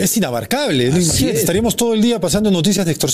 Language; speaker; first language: Spanish; native; Spanish